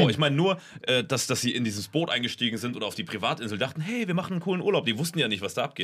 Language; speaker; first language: German; native; German